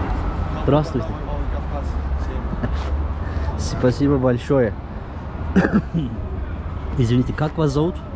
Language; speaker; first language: Russian; non-native, learner; Turkish